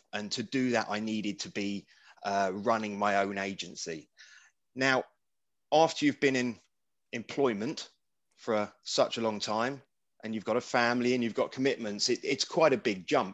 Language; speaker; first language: English; native; English